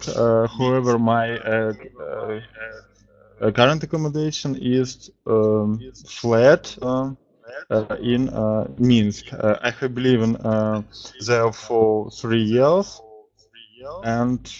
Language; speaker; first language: English; non-native, learner; Russian